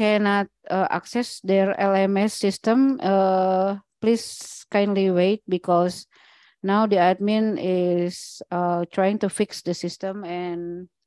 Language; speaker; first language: English; non-native, learner; Indonesian